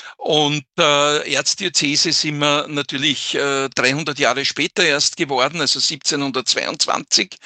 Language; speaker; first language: German; native; German